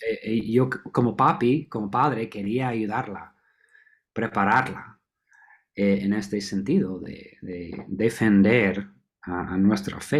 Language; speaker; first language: Spanish; non-native, fluent; English